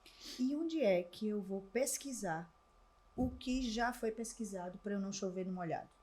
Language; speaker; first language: Portuguese; native; Portuguese